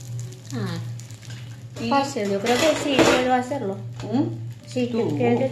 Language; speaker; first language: Spanish; non-native, learner; Indonesian